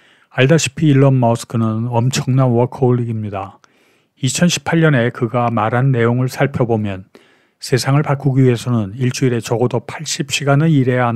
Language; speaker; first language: Korean; native; Korean